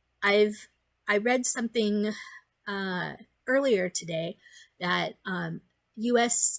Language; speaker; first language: English; native; English